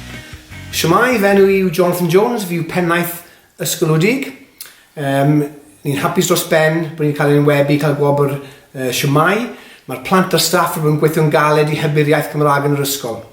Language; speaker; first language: Welsh; native; Welsh